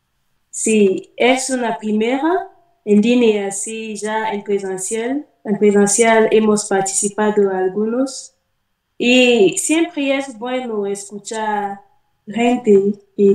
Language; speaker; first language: Spanish; non-native, fluent; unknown